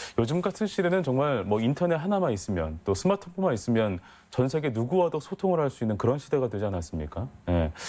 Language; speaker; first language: Korean; native; Korean